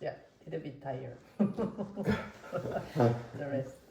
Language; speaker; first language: English; non-native, learner; Japanese